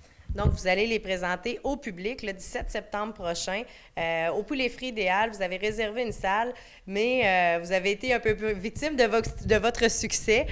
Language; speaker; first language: French; native; French